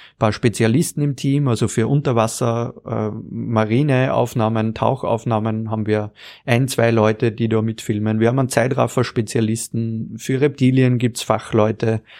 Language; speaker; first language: German; native; German